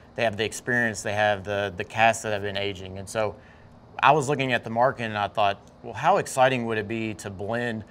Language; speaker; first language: English; native; English